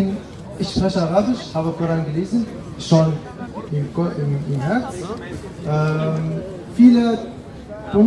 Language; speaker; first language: German; non-native, learner; Arabic